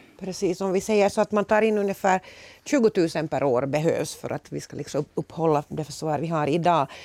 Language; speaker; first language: Swedish; native; Swedish